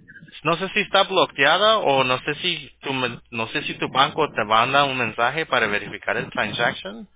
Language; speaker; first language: Spanish; early bilingual, heritage; Spanish